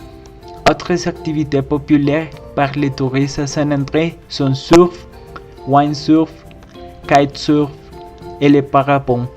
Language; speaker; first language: French; non-native, learner; Spanish